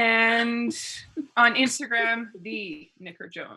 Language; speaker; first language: English; native; English